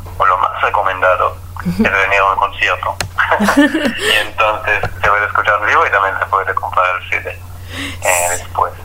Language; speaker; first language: Spanish; non-native, fluent; Hebrew